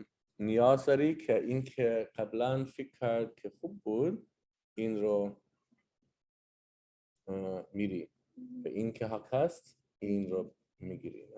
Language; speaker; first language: Persian; non-native, learner; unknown